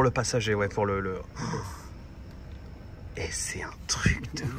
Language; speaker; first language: French; native; French